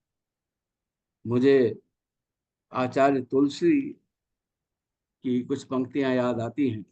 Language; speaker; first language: Hindi; native; Hindi